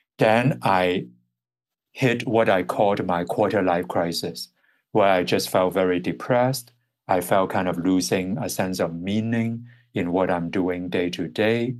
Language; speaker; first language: English; non-native, local second language; Cantonese